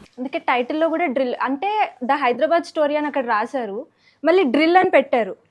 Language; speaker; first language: Telugu; native; Telugu